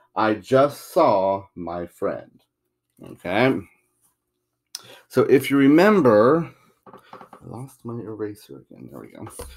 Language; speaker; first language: English; native; English